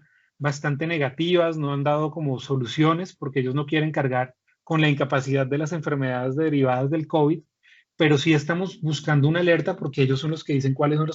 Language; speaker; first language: Spanish; native; Spanish